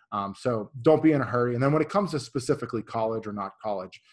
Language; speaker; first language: English; native; English